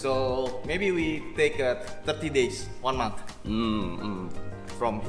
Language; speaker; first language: English; non-native, learner; Indonesian